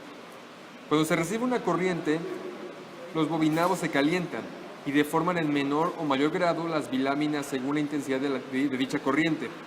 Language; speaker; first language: Spanish; native; Spanish